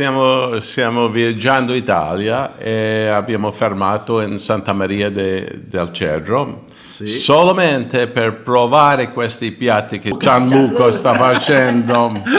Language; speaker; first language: Italian; early bilingual, heritage; Italian